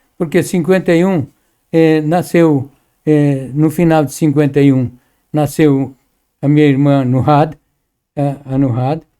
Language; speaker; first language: Portuguese; early bilingual, other home language; Arabic